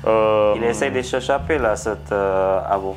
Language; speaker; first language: French; non-native, fluent; Indonesian